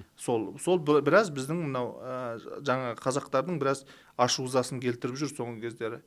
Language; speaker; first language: Kazakh; early bilingual, heritage; Kazakh